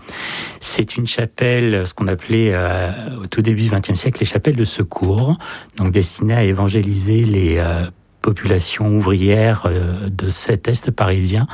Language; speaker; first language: French; native; French